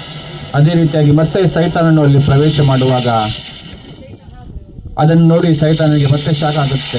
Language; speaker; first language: Kannada; native; Kannada